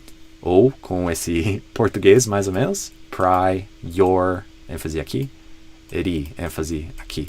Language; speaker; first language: Portuguese; non-native, fluent; English